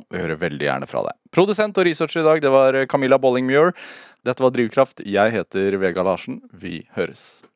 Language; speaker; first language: Norwegian; native; Norwegian